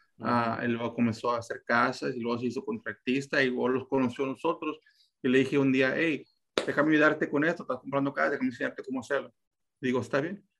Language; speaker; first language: Spanish; early bilingual, heritage; Spanish